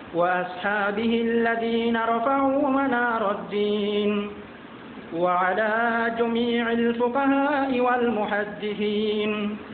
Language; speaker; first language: Arabic; non-native, fluent; Bangla